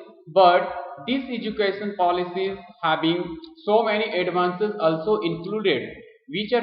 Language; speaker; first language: English; non-native, local second language; Hindi